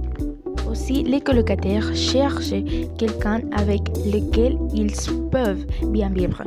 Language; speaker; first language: French; non-native, learner; Spanish